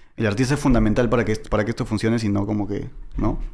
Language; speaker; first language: Spanish; native; Spanish